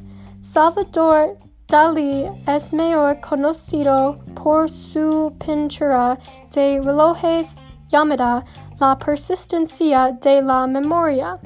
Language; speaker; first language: Spanish; non-native, learner; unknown